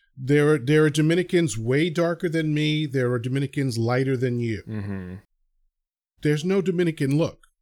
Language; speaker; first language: English; early bilingual, other home language; Spanish